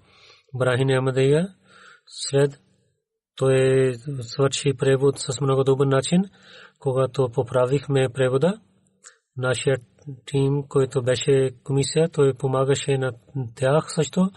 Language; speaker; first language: Bulgarian; non-native, learner; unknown